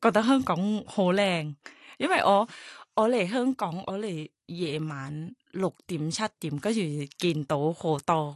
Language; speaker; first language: Cantonese; non-native, learner; Thai